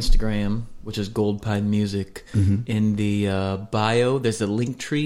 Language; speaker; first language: English; native; English